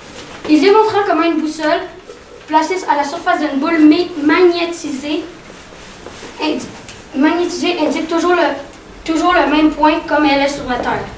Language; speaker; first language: French; native; French